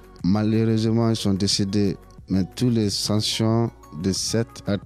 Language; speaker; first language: French; non-native, local second language; Mandingo